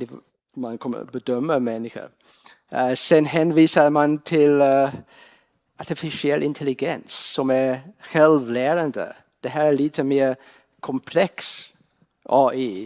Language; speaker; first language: Swedish; non-native, fluent; English